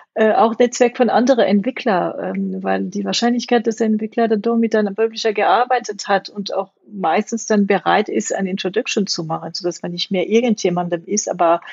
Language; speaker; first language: German; non-native, fluent; French